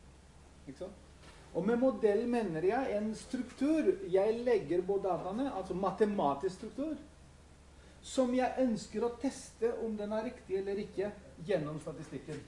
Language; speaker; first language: Norwegian; non-native, fluent; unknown